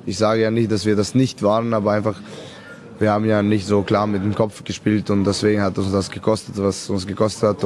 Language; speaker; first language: German; non-native, fluent; Serbian